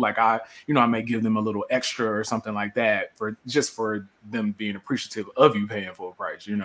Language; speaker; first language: English; native; English